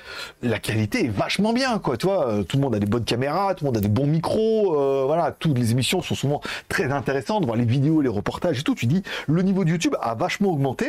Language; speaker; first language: French; native; French